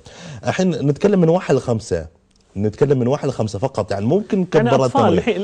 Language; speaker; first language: Arabic; native; Arabic